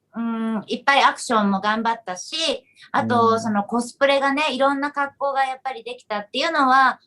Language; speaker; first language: Japanese; native; Japanese